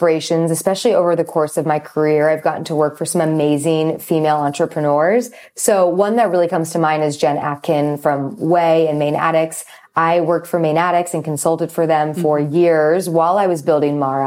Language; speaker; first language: English; native; English